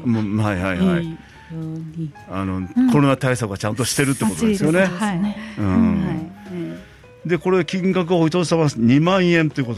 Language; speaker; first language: Japanese; native; Japanese